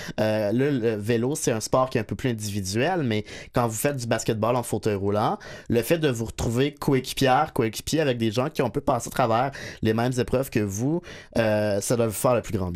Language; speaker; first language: French; native; French